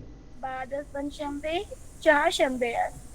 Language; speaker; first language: Persian; non-native, learner; Urdu